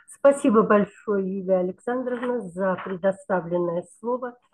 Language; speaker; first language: Russian; non-native, local second language; Kyrgyz